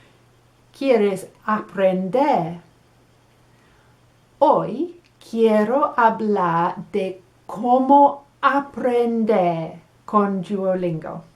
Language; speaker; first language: Spanish; non-native, fluent; English